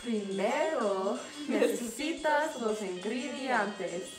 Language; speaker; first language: Spanish; non-native, learner; English